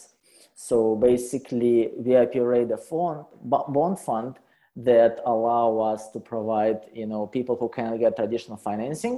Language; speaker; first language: English; non-native, fluent; Russian